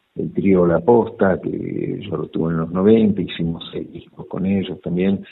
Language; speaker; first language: Spanish; native; Spanish